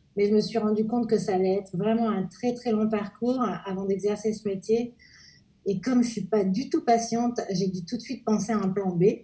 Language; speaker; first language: French; native; French